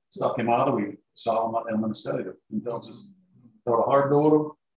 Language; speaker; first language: Spanish; non-native, learner; English